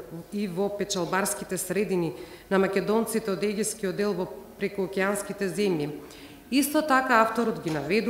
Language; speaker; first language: Macedonian; native; Macedonian